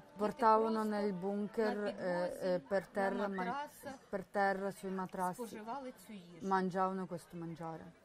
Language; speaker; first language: Italian; non-native, fluent; Ukrainian